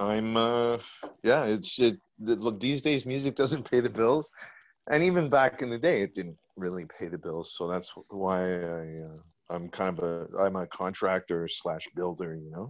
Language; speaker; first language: English; native; English